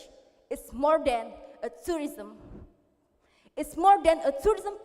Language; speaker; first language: English; non-native, learner; Indonesian